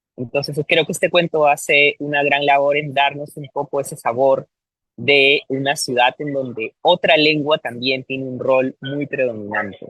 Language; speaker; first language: Spanish; native; Spanish